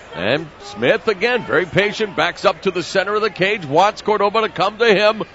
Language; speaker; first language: English; native; English